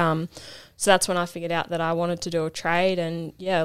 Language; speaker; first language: English; native; English